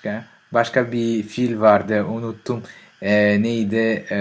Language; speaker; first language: Turkish; non-native, learner; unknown